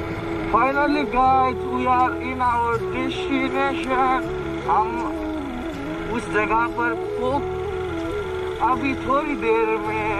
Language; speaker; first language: Hindi; non-native, learner; Nepali